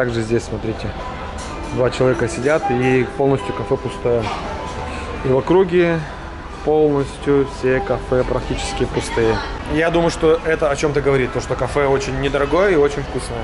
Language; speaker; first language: Russian; native; Russian